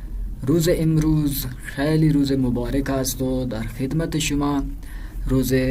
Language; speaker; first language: Persian; non-native, fluent; Urdu